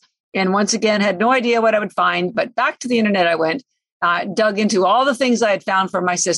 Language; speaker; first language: English; native; English